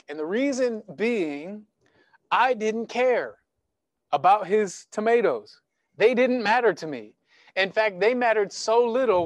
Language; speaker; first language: English; native; English